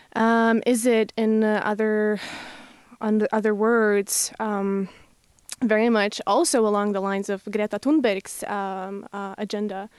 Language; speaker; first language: English; non-native, fluent; Slovak